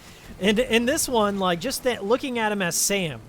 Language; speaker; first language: English; native; English